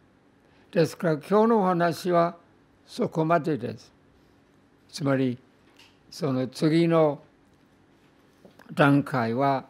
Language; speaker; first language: Japanese; non-native, fluent; English